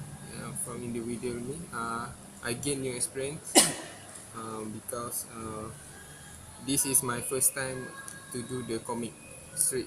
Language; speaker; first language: English; non-native, local second language; Malay